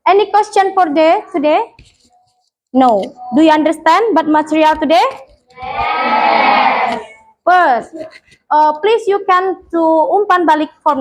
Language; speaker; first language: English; non-native, learner; Indonesian